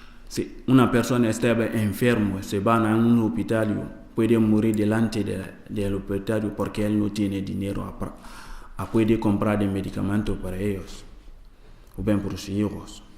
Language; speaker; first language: Spanish; non-native, learner; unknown